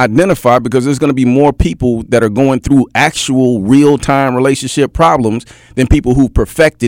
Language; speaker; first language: English; native; English